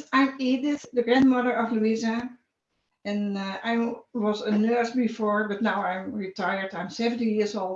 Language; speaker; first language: English; non-native, learner; Dutch